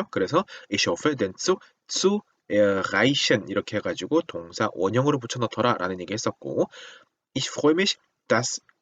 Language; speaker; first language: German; non-native, fluent; Korean